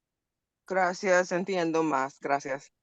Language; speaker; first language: Spanish; non-native, learner; English